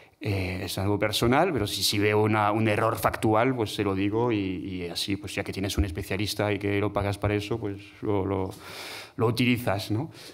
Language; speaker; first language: Spanish; non-native, fluent; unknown